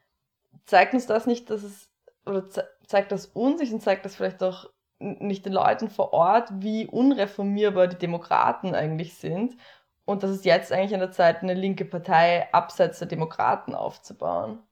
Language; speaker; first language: German; native; German